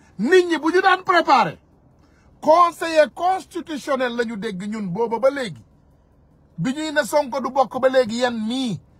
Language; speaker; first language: Wolof; non-native, local second language; Soninke